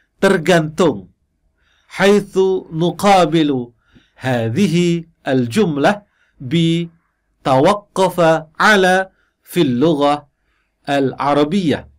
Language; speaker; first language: Arabic; non-native, fluent; Indonesian